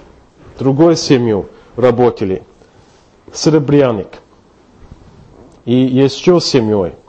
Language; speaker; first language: Russian; non-native, fluent; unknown